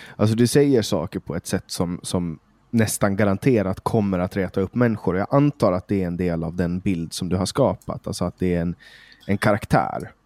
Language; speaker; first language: Swedish; native; Swedish